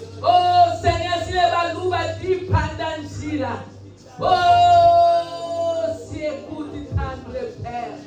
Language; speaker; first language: French; non-native, local second language; Lingala